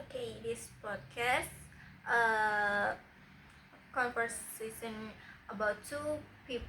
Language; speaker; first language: English; non-native, learner; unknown